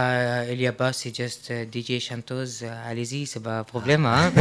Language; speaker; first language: French; non-native, learner; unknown